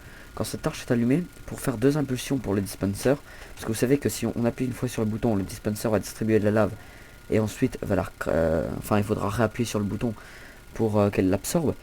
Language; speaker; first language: French; native; French